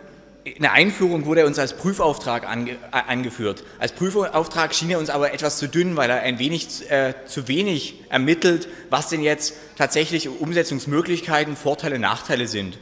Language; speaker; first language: German; native; German